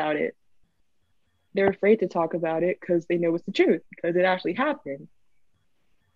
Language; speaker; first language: English; native; English